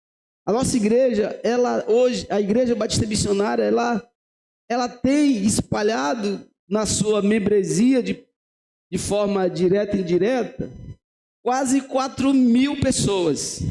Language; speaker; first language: Portuguese; native; Portuguese